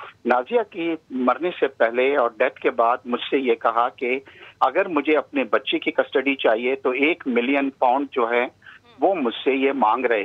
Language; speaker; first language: Urdu; native; Urdu